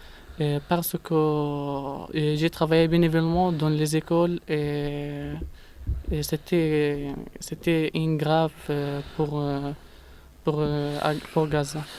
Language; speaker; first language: French; non-native, learner; Arabic